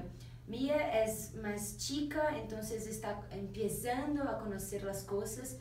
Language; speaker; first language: Portuguese; non-native, learner; Spanish